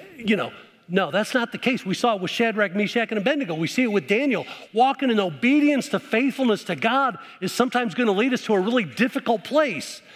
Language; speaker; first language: English; native; English